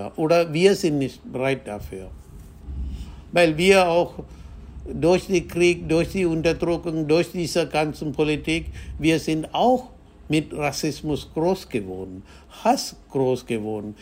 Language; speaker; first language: German; non-native, fluent; Tamil